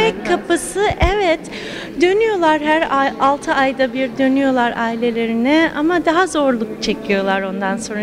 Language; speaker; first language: Turkish; non-native, fluent; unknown